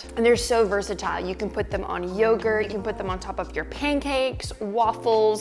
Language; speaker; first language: English; native; English